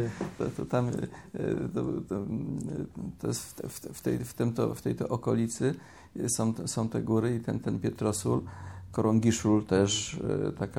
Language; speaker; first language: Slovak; non-native, learner; Polish